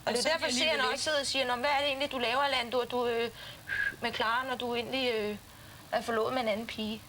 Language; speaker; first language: Danish; native; Danish